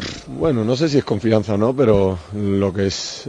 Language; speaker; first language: Spanish; native; Spanish